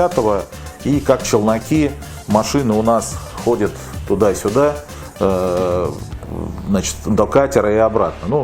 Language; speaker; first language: Russian; native; Russian